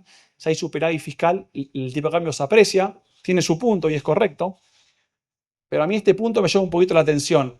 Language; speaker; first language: Spanish; native; Spanish